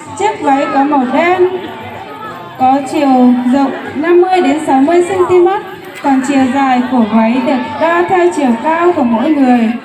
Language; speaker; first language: Vietnamese; non-native, local second language; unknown